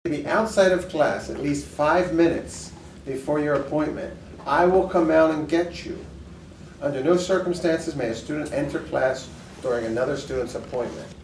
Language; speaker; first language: English; native; English